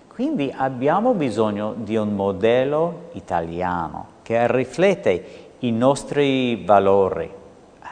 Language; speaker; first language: Italian; non-native, fluent; English